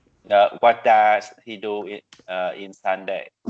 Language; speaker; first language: English; non-native, learner; Vietnamese